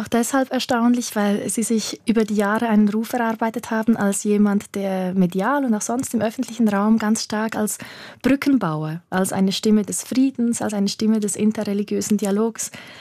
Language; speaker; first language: German; native; German